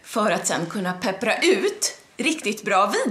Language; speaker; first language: Swedish; native; Swedish